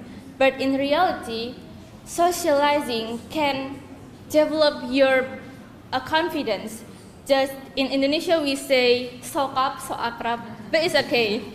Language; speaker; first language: English; non-native, learner; Indonesian